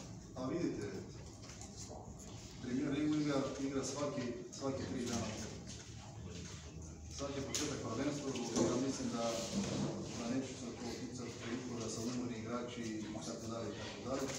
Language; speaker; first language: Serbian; non-native, learner; Bulgarian